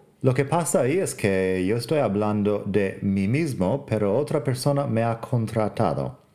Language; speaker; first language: Spanish; non-native, fluent; English